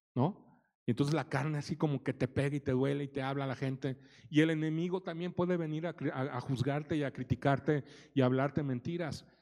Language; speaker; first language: Spanish; native; Spanish